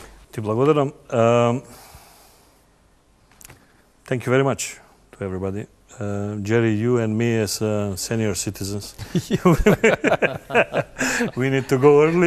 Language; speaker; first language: English; non-native, learner; Macedonian